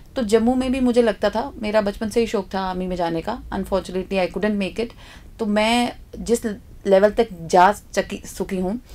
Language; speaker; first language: Hindi; native; Hindi